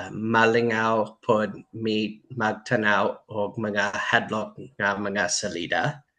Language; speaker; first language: Cebuano; non-native, learner; English